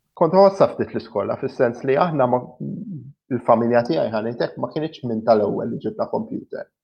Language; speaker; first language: Maltese; early bilingual, other home language; English